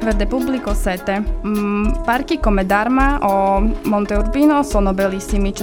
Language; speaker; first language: Italian; non-native, learner; Slovak